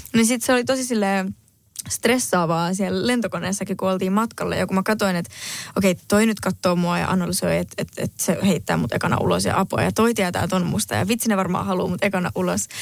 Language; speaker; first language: Finnish; early bilingual, heritage; Spanish